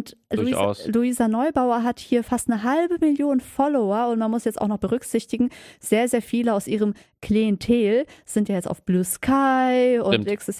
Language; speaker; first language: German; native; German